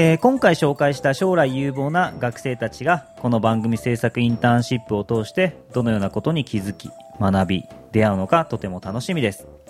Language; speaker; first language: Japanese; native; Japanese